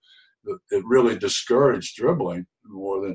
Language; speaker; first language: English; native; English